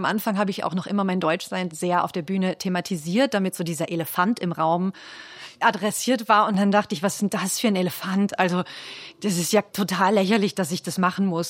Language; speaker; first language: German; native; German